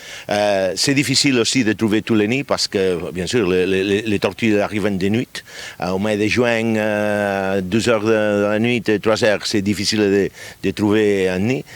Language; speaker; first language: French; non-native, fluent; Catalan